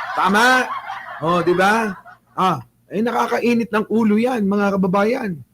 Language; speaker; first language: Filipino; native; Filipino